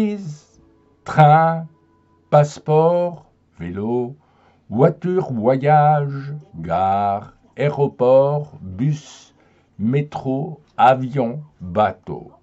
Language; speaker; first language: French; non-native, fluent; German